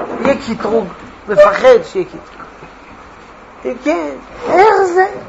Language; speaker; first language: Hebrew; non-native, fluent; French